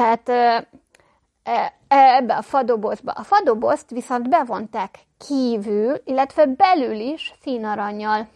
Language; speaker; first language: Hungarian; native; Hungarian